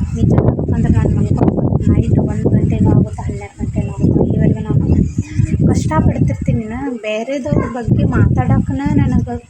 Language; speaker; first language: Kannada; native; Kannada